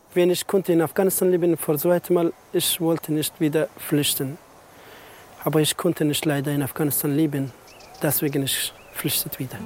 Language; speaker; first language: German; non-native, learner; Persian